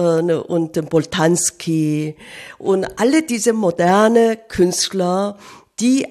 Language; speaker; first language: German; non-native, fluent; Korean